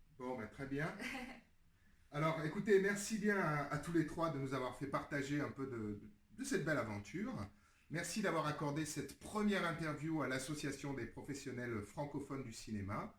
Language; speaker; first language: French; native; French